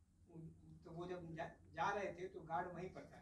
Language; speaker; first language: Hindi; native; Hindi